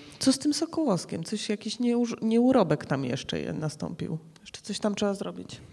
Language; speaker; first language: Polish; native; Polish